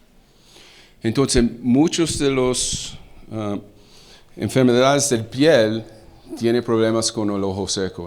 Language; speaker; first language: Spanish; early bilingual, heritage; English